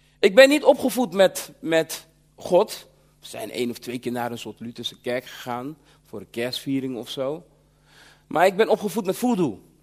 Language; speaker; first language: Dutch; early bilingual, other home language; Sranan Tongo